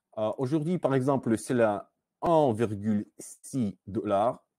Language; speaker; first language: French; non-native, learner; Russian